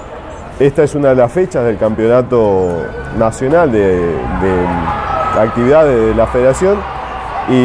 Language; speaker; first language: Spanish; native; Spanish